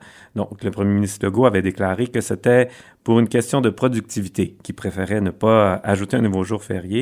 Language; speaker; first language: French; native; French